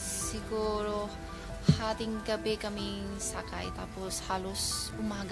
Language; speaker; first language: Filipino; non-native, learner; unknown